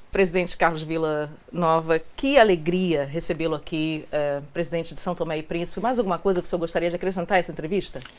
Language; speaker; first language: Portuguese; native; Portuguese